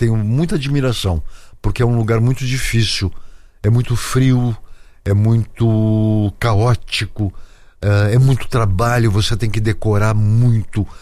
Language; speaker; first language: Portuguese; native; Portuguese